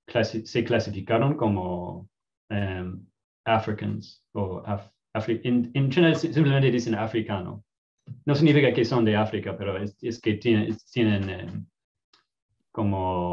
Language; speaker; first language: Spanish; non-native, fluent; English